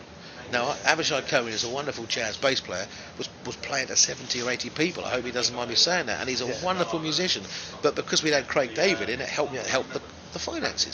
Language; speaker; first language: English; native; English